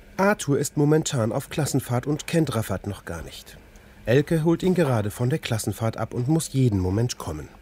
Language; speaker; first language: German; native; German